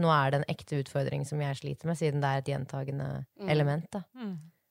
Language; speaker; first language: Norwegian; native; Norwegian